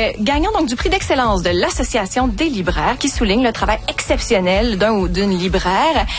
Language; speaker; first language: French; native; French